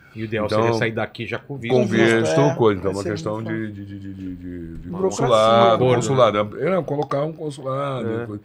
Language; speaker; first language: Portuguese; native; Portuguese